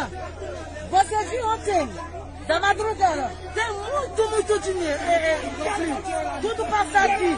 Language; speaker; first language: Portuguese; non-native, learner; Haitian Creole